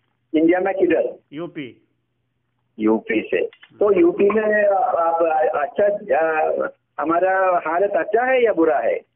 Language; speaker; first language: Hindi; non-native, local second language; Malayalam